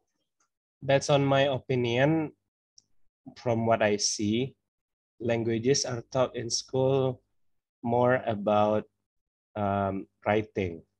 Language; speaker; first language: English; non-native, fluent; Indonesian